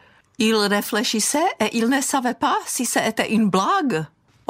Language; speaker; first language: French; non-native, fluent; Czech